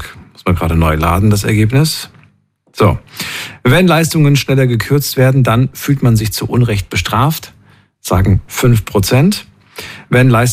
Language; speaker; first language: German; native; German